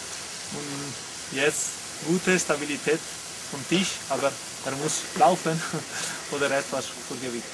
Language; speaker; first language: German; non-native, learner; Italian